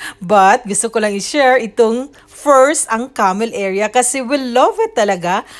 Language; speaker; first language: Filipino; native; Filipino